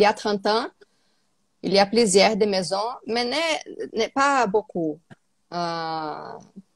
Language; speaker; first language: French; non-native, learner; Portuguese